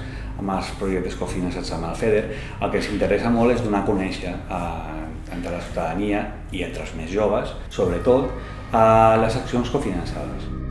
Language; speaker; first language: Catalan; native; Catalan